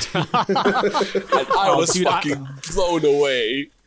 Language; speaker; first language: English; non-native, fluent; Hebrew